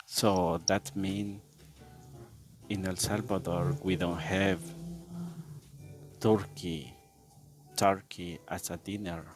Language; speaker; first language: English; non-native, learner; Spanish